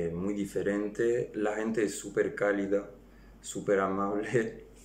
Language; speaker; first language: Spanish; non-native, fluent; French